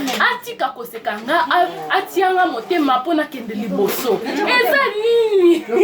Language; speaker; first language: Lingala; non-native, learner; French